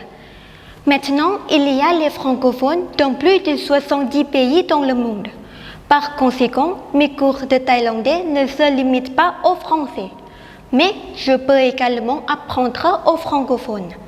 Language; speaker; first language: French; non-native, learner; Thai